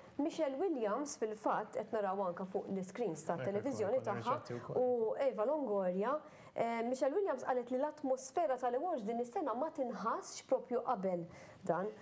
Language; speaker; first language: Maltese; native; Maltese